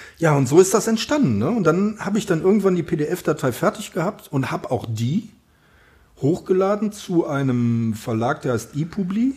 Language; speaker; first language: German; native; German